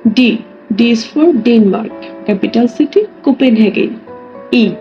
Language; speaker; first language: English; non-native, learner; Bangla